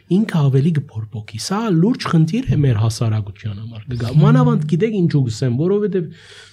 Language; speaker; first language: Armenian; early bilingual, heritage; Armenian